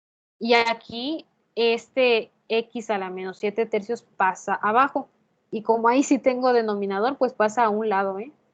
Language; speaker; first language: Spanish; native; Spanish